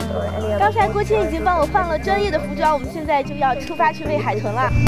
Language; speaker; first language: Chinese; native; Chinese